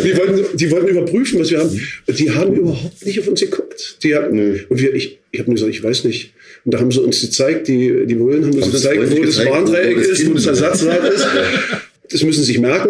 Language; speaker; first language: German; native; German